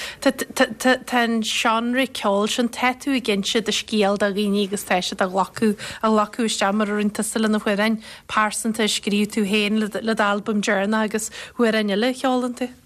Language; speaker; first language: Irish; native; Irish